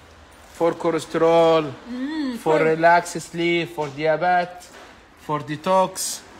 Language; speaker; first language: English; non-native, learner; Turkish